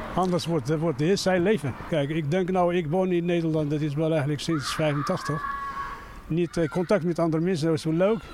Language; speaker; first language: Dutch; non-native, learner; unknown